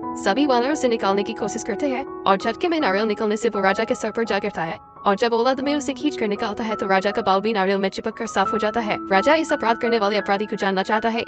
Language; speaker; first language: Hindi; native; Hindi